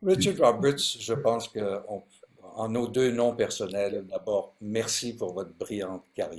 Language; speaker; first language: French; native; French